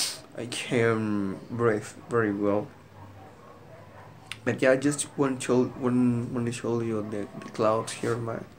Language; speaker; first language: English; non-native, learner; Spanish